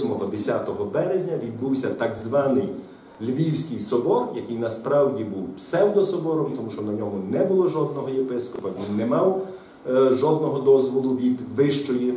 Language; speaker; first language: Ukrainian; native; Ukrainian